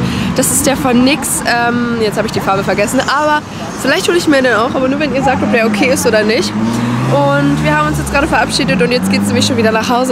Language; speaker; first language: German; native; German